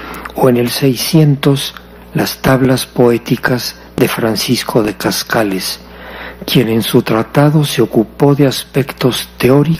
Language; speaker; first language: Spanish; native; Spanish